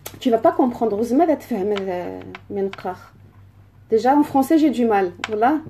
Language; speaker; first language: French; early bilingual, other home language; Riffian